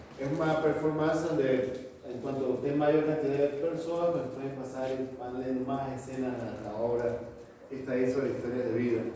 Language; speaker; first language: Portuguese; non-native, fluent; Spanish